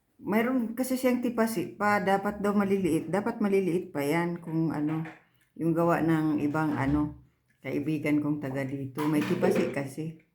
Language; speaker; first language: Filipino; non-native, local second language; Cebuano